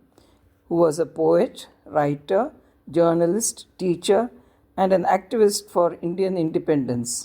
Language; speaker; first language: English; non-native, local second language; Tamil